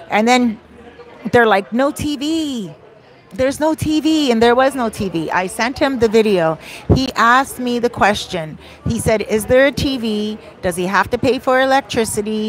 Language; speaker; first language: English; native; English